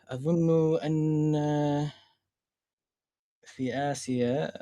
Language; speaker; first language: Arabic; non-native, learner; English